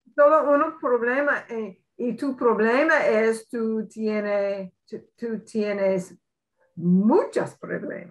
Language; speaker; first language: Spanish; non-native, learner; English